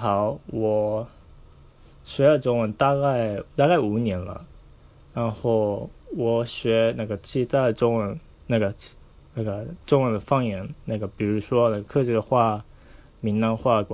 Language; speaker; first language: Chinese; non-native, fluent; Japanese